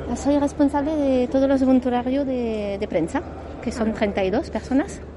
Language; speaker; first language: Spanish; non-native, fluent; French